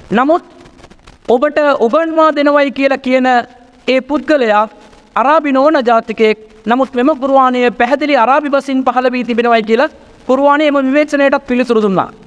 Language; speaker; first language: Sinhala; non-native, local second language; Tamil